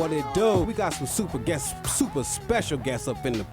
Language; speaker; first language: English; native; English